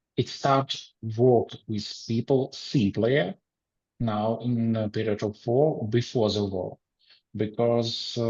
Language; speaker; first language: English; non-native, learner; Ukrainian